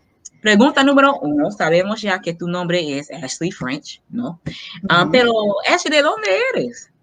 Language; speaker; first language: Spanish; non-native, fluent; English